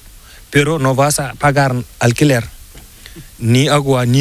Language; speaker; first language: Spanish; non-native, learner; Fula